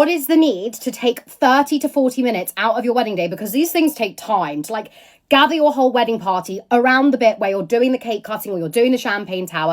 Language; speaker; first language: English; native; English